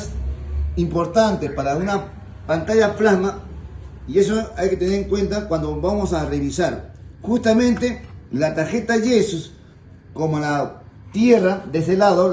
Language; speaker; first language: Spanish; native; Spanish